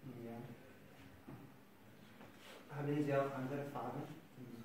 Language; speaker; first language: German; non-native, learner; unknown